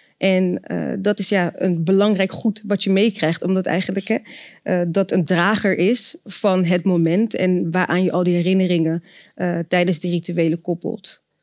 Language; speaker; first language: Dutch; native; Dutch